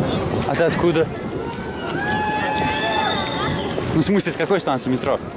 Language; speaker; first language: Russian; native; Russian